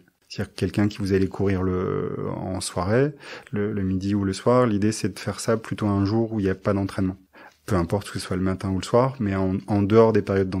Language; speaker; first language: French; native; French